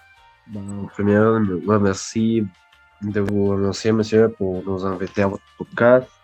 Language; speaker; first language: French; non-native, learner; Spanish